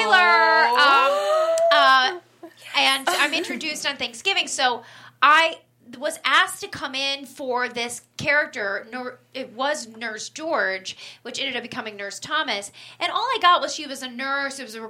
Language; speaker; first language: English; native; English